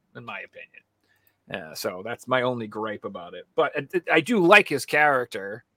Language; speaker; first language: English; native; English